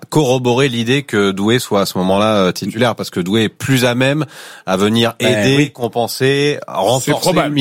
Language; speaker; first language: French; native; French